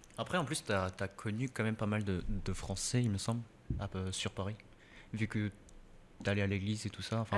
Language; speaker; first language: French; early bilingual, other home language; Korean